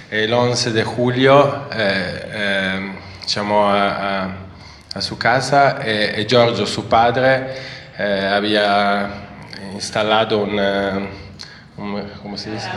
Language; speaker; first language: Spanish; non-native, fluent; Italian